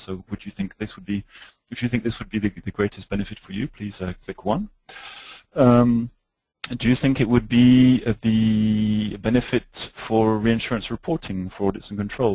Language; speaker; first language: English; native; English